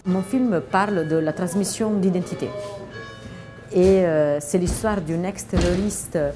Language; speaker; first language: French; non-native, fluent; Italian